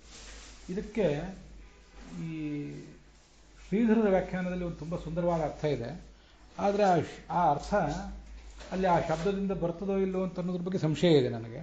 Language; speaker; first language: Kannada; native; Kannada